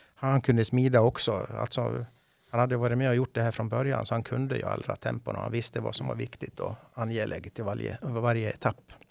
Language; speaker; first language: Swedish; native; Swedish